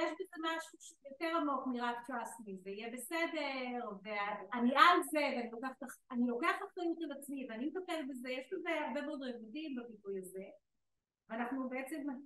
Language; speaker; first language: Hebrew; native; Hebrew